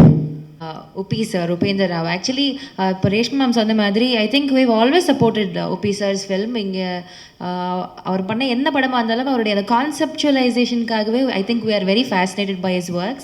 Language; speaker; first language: Tamil; native; Tamil